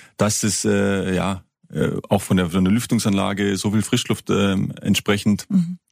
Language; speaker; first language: German; native; German